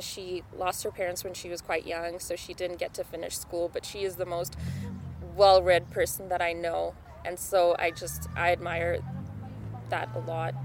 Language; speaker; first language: English; non-native, local second language; Shona